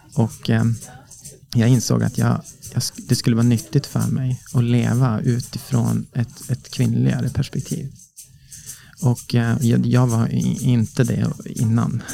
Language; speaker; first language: Swedish; native; Swedish